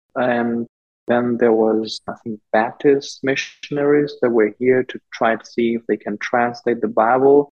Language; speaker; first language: English; non-native, local second language; German